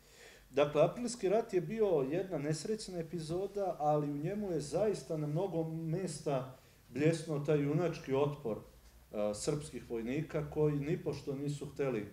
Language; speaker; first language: Serbian; native; Serbian